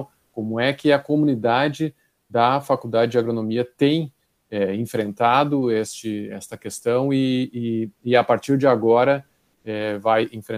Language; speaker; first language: Portuguese; native; Portuguese